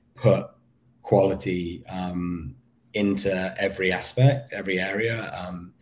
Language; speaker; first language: English; native; English